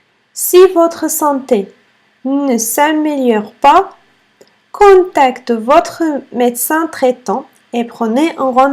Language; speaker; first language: French; non-native, fluent; Arabic